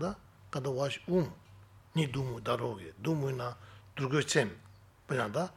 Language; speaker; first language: Russian; non-native, learner; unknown